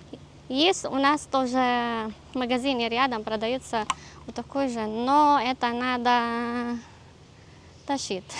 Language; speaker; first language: Russian; non-native, learner; Filipino